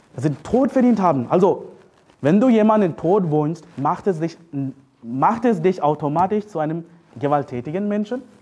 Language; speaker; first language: German; non-native, fluent; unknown